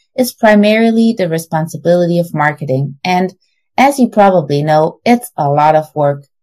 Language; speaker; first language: English; non-native, fluent; German